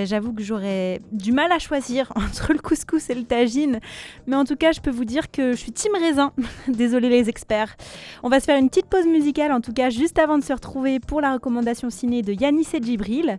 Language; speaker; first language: French; native; French